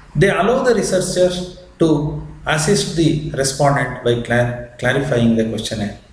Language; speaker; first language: English; non-native, local second language; Kannada